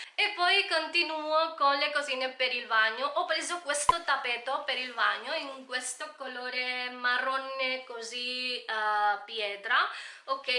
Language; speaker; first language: Italian; non-native, fluent; Spanish